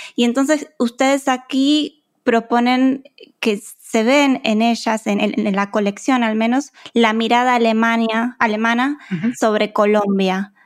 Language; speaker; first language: Spanish; native; Spanish